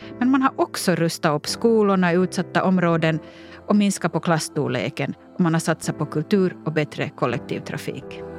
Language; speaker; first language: Swedish; native; Swedish